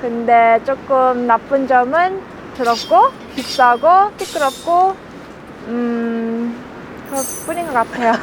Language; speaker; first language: Korean; early bilingual, heritage; English